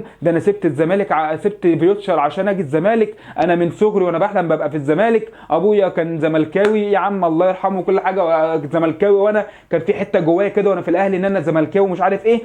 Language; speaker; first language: Arabic; native; Arabic